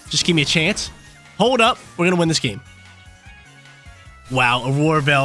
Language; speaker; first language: English; native; English